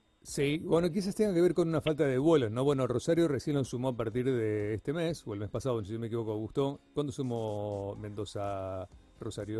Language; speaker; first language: Spanish; native; Spanish